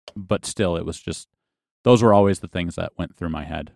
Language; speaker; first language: English; native; English